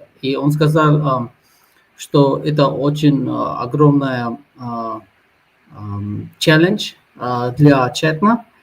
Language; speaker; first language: Russian; non-native, learner; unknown